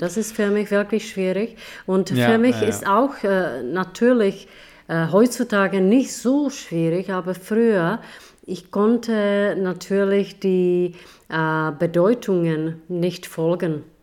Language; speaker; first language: German; non-native, fluent; Czech